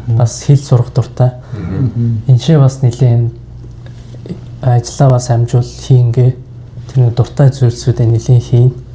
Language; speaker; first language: Mongolian; non-native, local second language; Kazakh